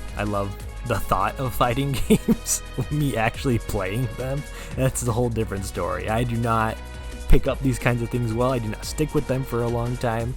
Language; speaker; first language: English; native; English